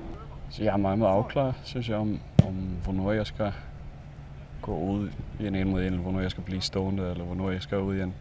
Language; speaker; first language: Danish; non-native, fluent; Icelandic